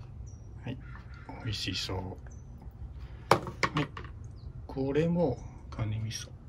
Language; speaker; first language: Japanese; non-native, fluent; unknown